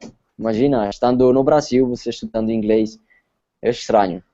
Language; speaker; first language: Portuguese; non-native, fluent; Spanish